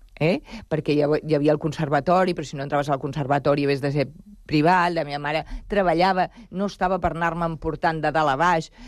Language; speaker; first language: Catalan; non-native, local second language; Spanish